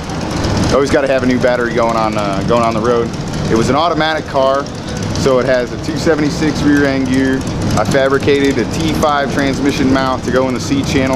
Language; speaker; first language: English; native; English